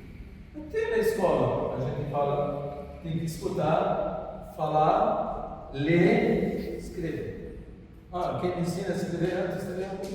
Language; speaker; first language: Portuguese; non-native, fluent; Arabic